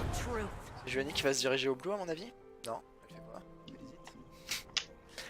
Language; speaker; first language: French; native; French